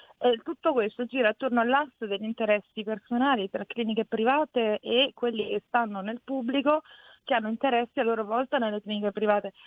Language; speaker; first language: Italian; native; Italian